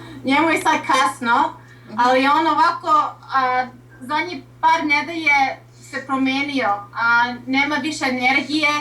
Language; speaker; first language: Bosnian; early bilingual, heritage; Serbian